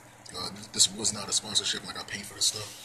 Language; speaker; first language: English; native; English